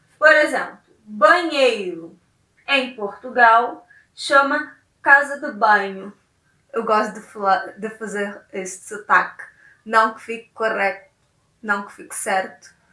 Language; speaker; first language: Portuguese; native; Portuguese